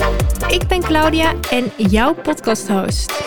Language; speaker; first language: Dutch; native; Dutch